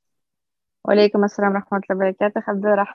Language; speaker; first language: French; non-native, fluent; Uyghur